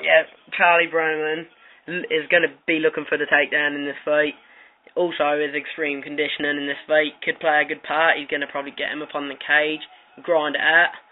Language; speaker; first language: English; native; English